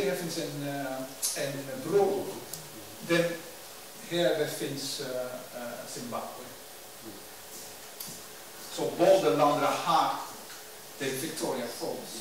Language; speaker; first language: Swedish; non-native, learner; Dutch